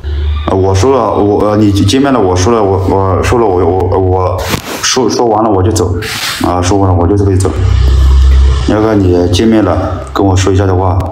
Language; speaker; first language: Chinese; non-native, local second language; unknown